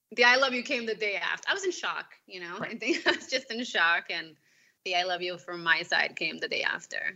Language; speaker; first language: English; non-native, fluent; Spanish